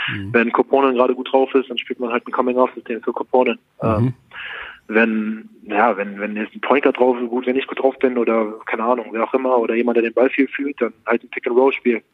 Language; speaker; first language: German; native; German